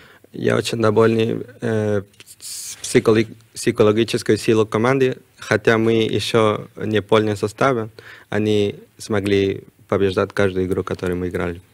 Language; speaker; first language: Russian; non-native, learner; Spanish